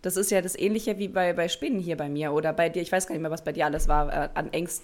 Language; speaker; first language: German; native; German